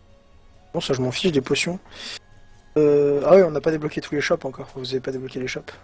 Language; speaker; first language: French; native; French